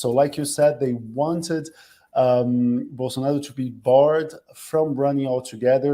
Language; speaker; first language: English; non-native, fluent; Portuguese